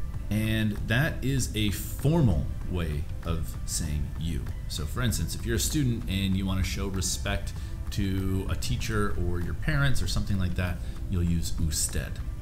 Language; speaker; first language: English; native; English